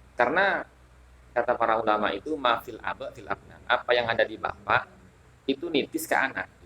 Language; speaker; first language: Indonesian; non-native, local second language; Madurese